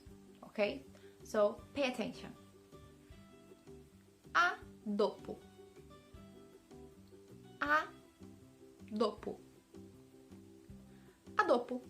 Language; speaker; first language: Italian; non-native, fluent; Portuguese